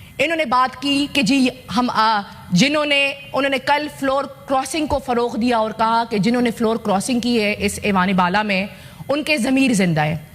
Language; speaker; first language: Urdu; non-native, local second language; Pashto